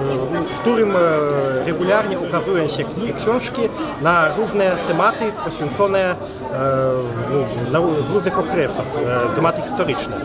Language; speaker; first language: Polish; non-native, fluent; Belarusian